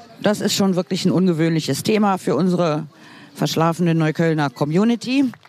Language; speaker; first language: German; native; German